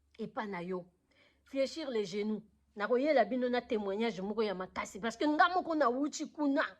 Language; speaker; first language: Lingala; non-native, local second language; Kongo